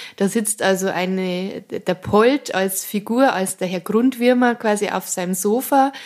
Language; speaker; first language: German; native; German